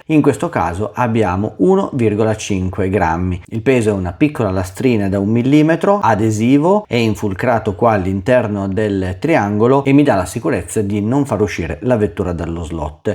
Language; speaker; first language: Italian; native; Italian